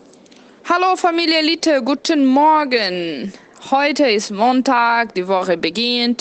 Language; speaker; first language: German; non-native, fluent; Portuguese